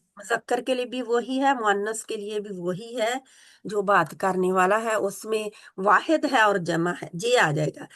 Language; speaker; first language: Urdu; native; Urdu